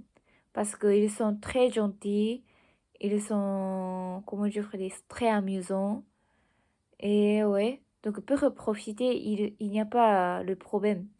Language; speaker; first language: French; non-native, learner; Japanese